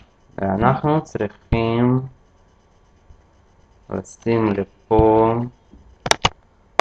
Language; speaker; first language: Hebrew; non-native, fluent; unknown